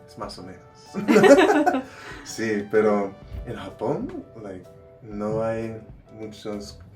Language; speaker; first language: Spanish; non-native, learner; English